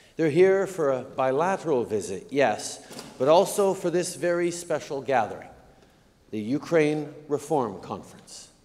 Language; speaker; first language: English; native; English